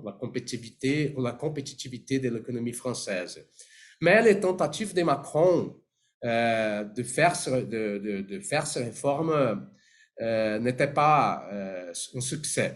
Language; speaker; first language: French; non-native, fluent; Portuguese